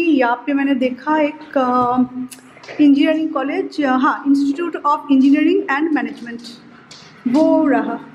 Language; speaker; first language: Hindi; non-native, local second language; Bangla